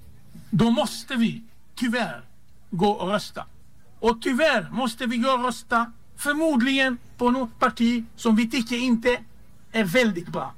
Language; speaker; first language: Swedish; non-native, fluent; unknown